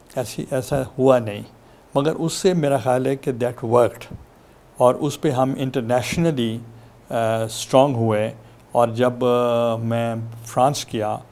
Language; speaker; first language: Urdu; non-native, local second language; Saraiki